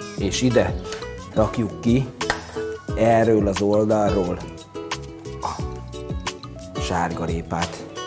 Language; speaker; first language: Hungarian; native; Hungarian